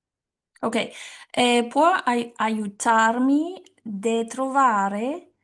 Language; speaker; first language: Italian; non-native, learner; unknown